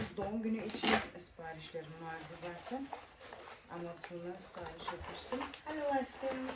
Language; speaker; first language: Turkish; early bilingual, heritage; Turkish